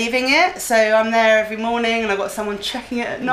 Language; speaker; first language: English; native; English